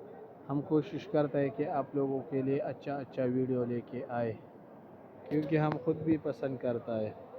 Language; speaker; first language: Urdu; non-native, local second language; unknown